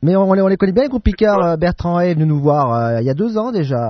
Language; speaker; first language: French; native; French